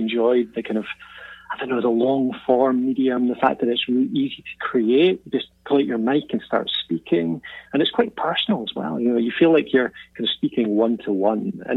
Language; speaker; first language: English; native; English